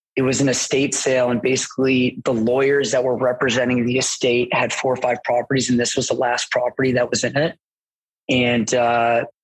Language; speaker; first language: English; native; English